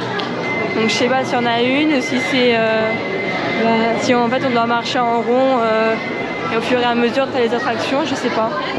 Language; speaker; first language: French; native; French